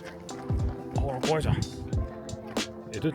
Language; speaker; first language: Japanese; native; Japanese